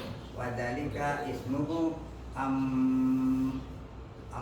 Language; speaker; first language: Arabic; non-native, learner; Indonesian